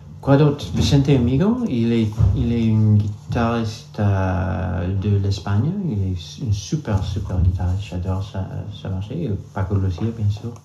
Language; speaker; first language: French; non-native, learner; English